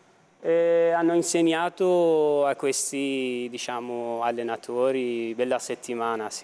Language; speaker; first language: Italian; non-native, fluent; Persian